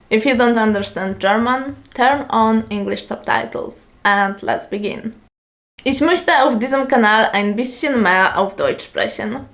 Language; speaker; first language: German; non-native, fluent; Polish